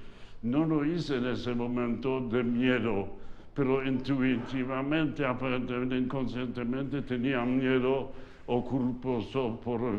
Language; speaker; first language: Spanish; non-native, fluent; Yiddish